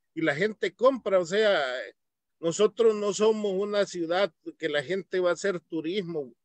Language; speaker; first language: Spanish; native; Spanish